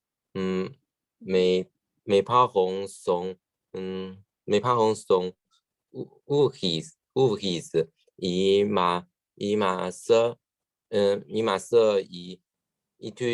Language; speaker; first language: French; non-native, learner; Chinese